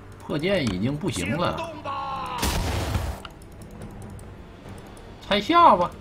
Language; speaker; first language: Chinese; native; Chinese